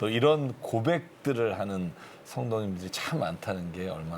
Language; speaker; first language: Korean; native; Korean